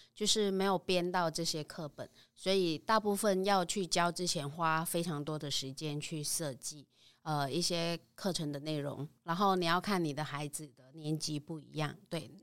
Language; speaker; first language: Chinese; non-native, fluent; Vietnamese